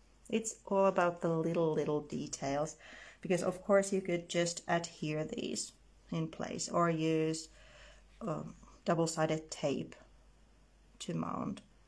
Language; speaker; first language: English; non-native, fluent; Finnish